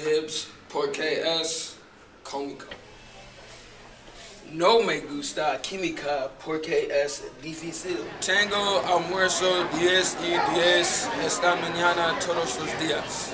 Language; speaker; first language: Spanish; non-native, learner; English